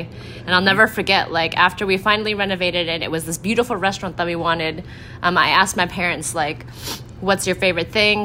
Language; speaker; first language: English; native; English